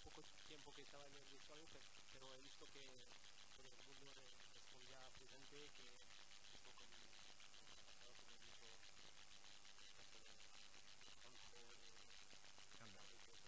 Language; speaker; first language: Spanish; non-native, learner; French